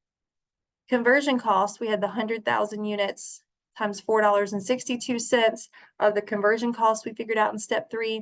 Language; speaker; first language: English; native; English